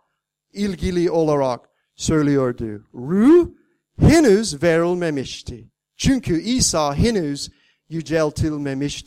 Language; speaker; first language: Turkish; non-native, fluent; English